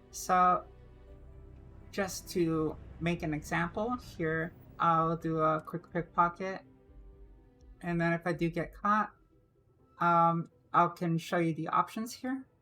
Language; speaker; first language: English; native; English